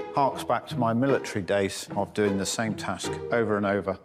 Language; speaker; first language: English; native; English